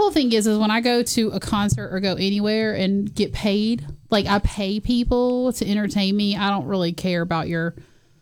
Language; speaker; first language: English; native; English